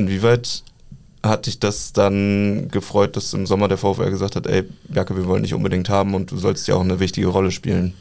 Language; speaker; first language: German; native; German